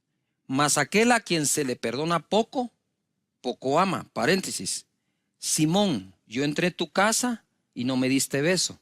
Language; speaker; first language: Spanish; native; Spanish